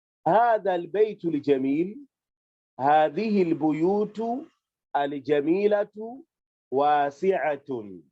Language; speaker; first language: Arabic; non-native, fluent; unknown